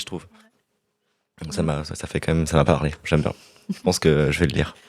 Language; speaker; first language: French; native; French